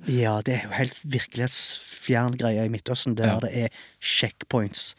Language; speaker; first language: Norwegian; early bilingual, other home language; Arabic